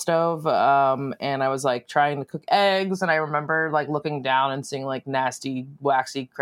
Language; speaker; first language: English; native; English